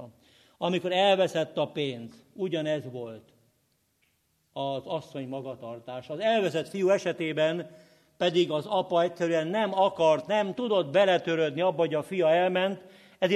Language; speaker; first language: Hungarian; native; Hungarian